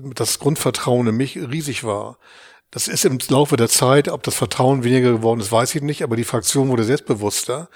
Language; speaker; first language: German; native; German